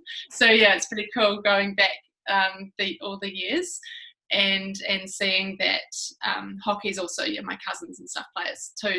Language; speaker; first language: English; native; English